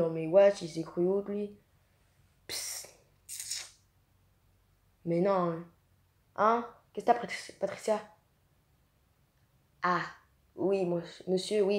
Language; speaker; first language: French; native; French